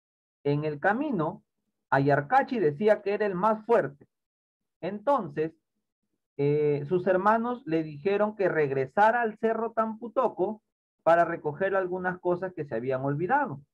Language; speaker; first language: Spanish; native; Spanish